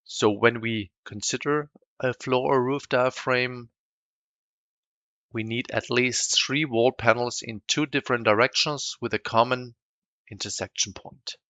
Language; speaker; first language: English; non-native, fluent; German